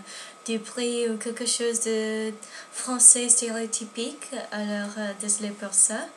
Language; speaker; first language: French; non-native, learner; English